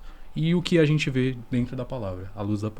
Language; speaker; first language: Portuguese; native; Portuguese